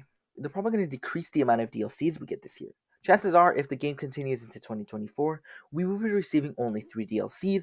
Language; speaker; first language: English; native; English